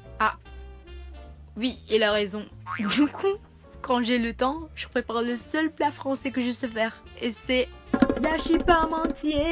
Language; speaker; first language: French; non-native, learner; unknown